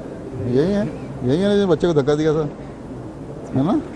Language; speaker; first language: Urdu; native; Urdu